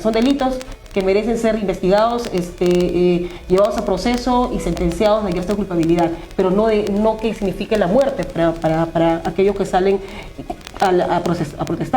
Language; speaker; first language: Spanish; native; Spanish